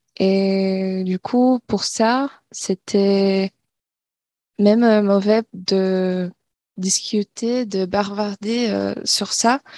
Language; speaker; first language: French; non-native, learner; Portuguese